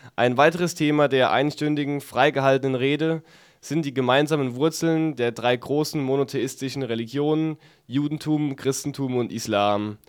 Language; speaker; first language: German; native; German